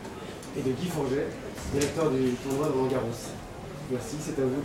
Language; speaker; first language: French; native; French